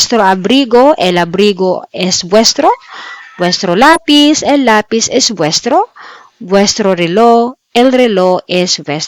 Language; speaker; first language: Spanish; non-native, fluent; Filipino